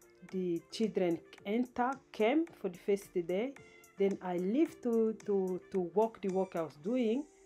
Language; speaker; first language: English; non-native, learner; Lingala